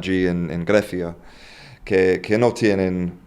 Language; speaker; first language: Spanish; non-native, fluent; English